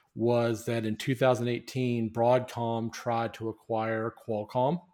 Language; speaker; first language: English; native; English